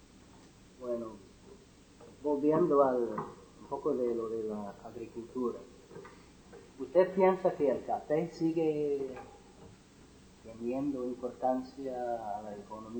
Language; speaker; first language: Spanish; non-native, fluent; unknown